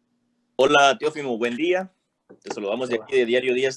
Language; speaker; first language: Spanish; native; Spanish